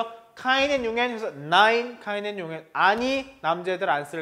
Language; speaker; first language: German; non-native, fluent; Korean